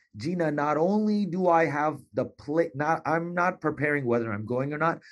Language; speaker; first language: English; native; English